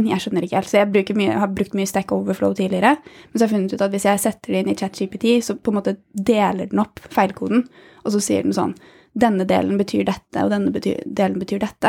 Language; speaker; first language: Norwegian; native; Norwegian